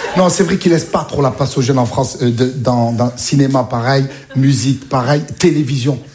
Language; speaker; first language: French; native; French